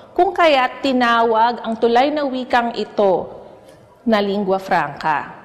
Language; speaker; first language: Filipino; native; Filipino